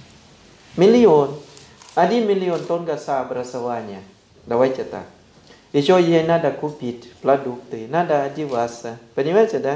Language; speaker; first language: Russian; non-native, fluent; Thai